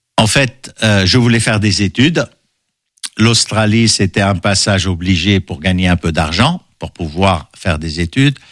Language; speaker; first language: French; non-native, local second language; Arabic